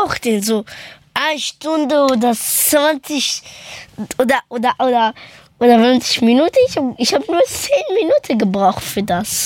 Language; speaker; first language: German; early bilingual, other home language; Persian